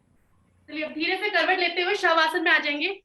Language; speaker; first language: Hindi; native; Hindi